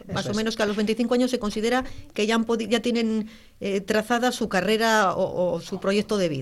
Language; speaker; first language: Spanish; native; Spanish